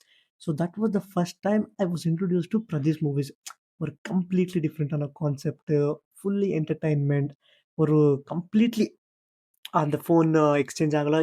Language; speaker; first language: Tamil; non-native, learner; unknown